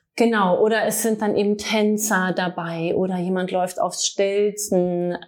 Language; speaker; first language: German; native; German